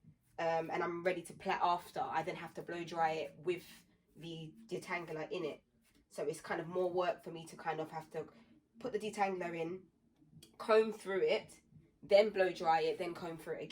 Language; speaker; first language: English; native; English